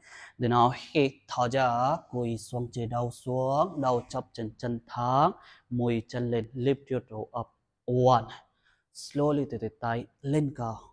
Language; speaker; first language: Vietnamese; non-native, learner; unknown